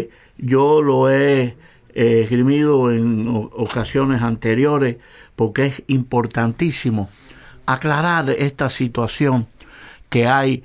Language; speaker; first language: Spanish; native; Spanish